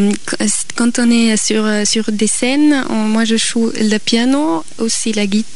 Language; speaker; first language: French; non-native, local second language; German